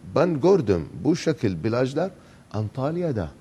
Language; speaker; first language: Turkish; non-native, learner; Arabic